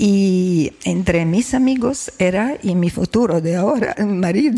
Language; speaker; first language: Spanish; non-native, learner; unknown